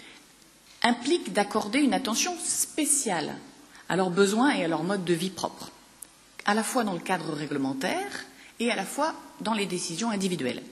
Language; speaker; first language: French; native; French